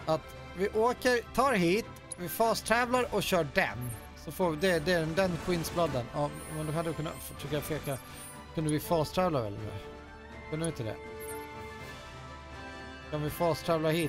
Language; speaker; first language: Swedish; native; Swedish